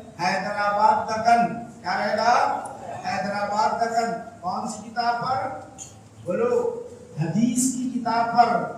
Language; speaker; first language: Urdu; native; Urdu